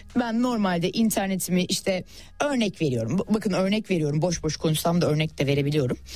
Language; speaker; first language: Turkish; native; Turkish